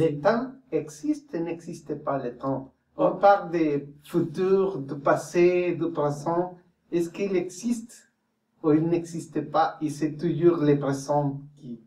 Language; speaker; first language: French; non-native, fluent; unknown